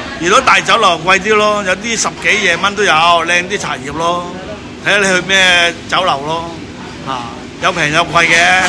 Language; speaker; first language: Cantonese; native; Cantonese